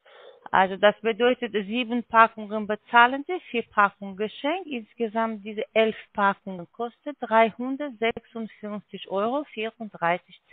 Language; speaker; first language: German; non-native, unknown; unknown